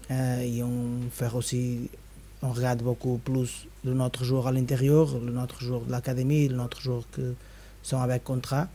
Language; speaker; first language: French; non-native, fluent; Spanish